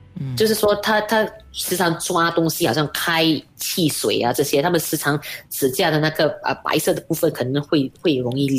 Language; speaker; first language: Chinese; native; Chinese